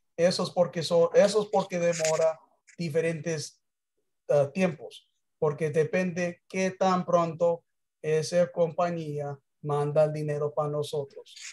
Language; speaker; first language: Spanish; early bilingual, heritage; English